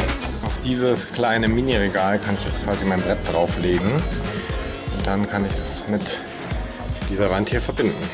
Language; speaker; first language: German; native; German